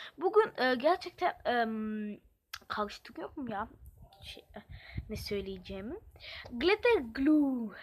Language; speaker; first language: Turkish; early bilingual, heritage; Turkish